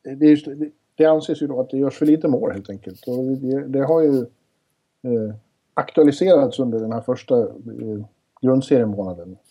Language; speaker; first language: Swedish; native; Swedish